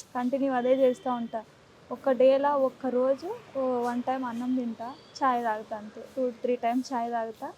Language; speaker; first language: Telugu; native; Telugu